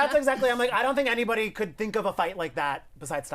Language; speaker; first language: English; native; English